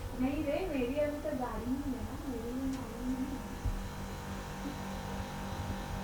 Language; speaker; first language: Hindi; non-native, local second language; Marathi